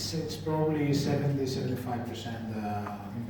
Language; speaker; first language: English; non-native, fluent; Greek